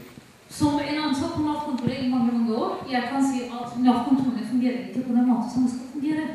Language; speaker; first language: Norwegian; non-native, fluent; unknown